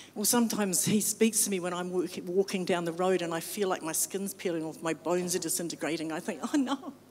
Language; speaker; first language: English; native; English